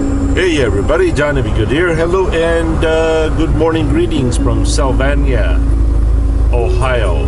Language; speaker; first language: English; native; English